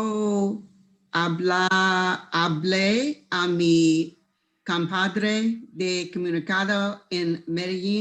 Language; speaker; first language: Spanish; non-native, learner; English